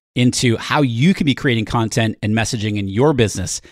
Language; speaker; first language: English; native; English